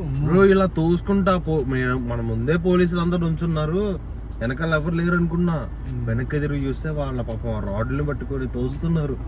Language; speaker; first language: Telugu; native; Telugu